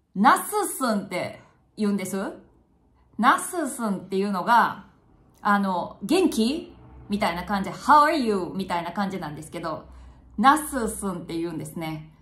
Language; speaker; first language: Japanese; native; Japanese